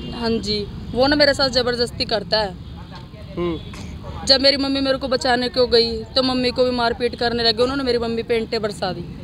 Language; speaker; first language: Hindi; native; Hindi